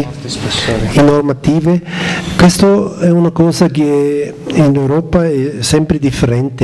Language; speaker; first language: Italian; non-native, learner; German